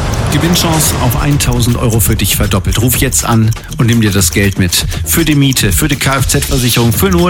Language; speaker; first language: German; native; German